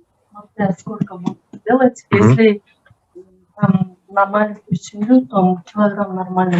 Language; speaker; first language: Russian; non-native, local second language; Kyrgyz